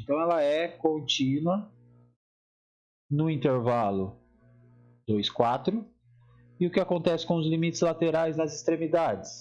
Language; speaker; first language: Portuguese; native; Portuguese